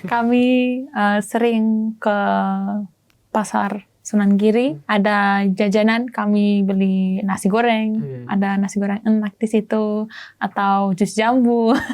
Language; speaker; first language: Indonesian; non-native, learner; German